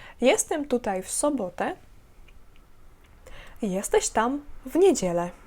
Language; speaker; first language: Polish; non-native, fluent; Ukrainian